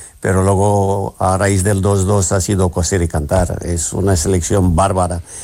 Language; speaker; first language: Spanish; non-native, fluent; Romanian